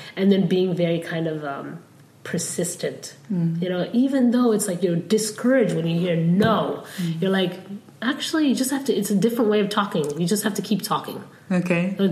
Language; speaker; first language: English; non-native, fluent; Somali